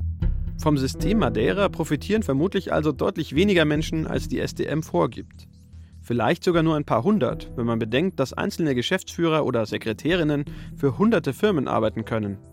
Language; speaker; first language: German; native; German